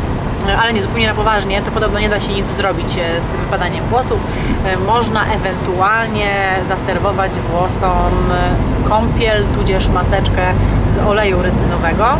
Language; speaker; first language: Polish; native; Polish